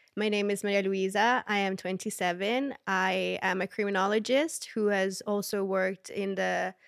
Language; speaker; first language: English; early bilingual, other home language; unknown